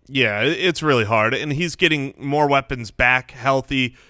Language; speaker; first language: English; native; English